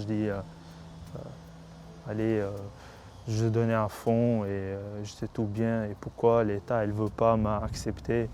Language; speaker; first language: French; non-native, fluent; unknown